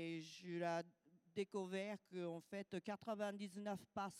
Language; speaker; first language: French; non-native, learner; Japanese